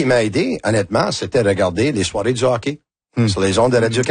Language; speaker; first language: French; non-native, local second language; Italian